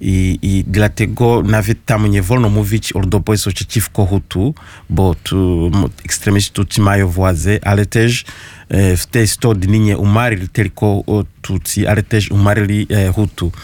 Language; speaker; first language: Polish; non-native, learner; Kinyarwanda